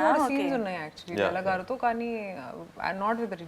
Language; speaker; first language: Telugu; non-native, fluent; Hindi